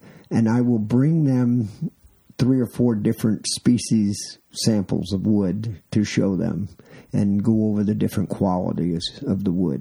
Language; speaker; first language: English; native; English